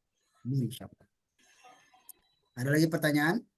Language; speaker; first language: Indonesian; native; Indonesian